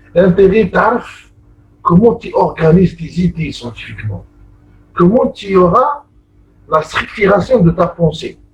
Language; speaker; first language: French; non-native, local second language; Arabic